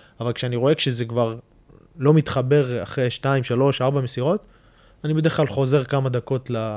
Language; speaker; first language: Hebrew; non-native, local second language; Adyghe